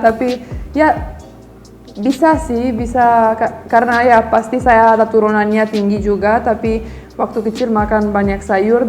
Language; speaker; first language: Indonesian; non-native, fluent; Romanian